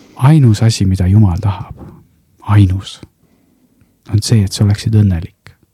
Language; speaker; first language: Estonian; non-native, local second language; Russian